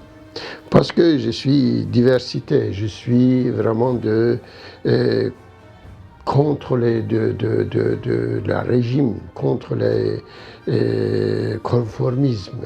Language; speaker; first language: French; non-native, learner; Turkish